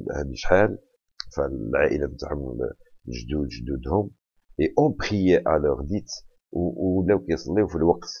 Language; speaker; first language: French; non-native, local second language; Arabic